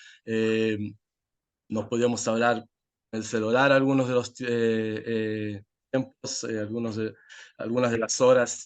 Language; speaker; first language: Spanish; non-native, fluent; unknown